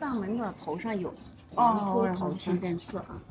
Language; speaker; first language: Chinese; native; Chinese